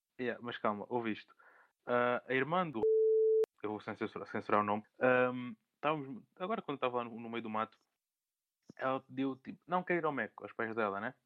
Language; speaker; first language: Portuguese; native; Portuguese